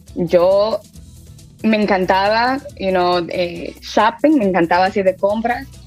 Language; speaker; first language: Spanish; early bilingual, heritage; Spanish